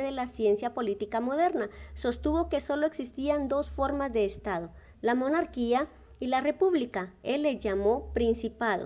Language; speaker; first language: Spanish; native; Spanish